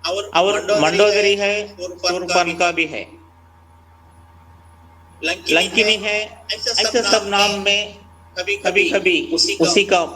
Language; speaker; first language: Hindi; non-native, local second language; Telugu